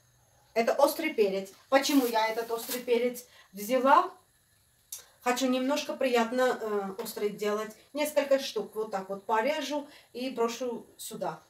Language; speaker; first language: Russian; non-native, fluent; Armenian